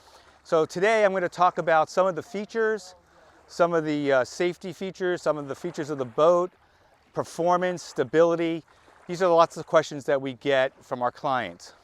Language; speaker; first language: English; native; English